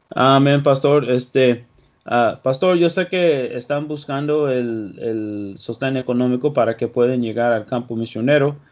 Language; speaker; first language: Spanish; non-native, fluent; English